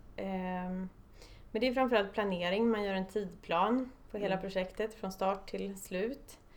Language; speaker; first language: Swedish; early bilingual, other home language; Polish